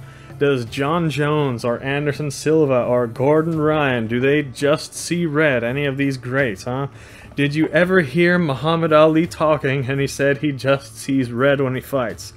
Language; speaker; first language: English; non-native, fluent; Swedish